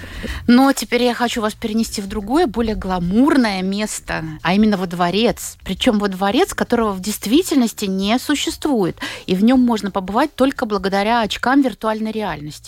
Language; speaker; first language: Russian; native; Russian